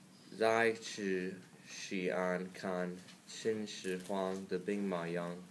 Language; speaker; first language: Chinese; non-native, learner; English